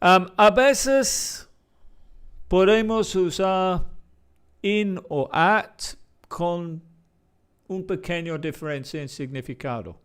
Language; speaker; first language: Spanish; non-native, fluent; English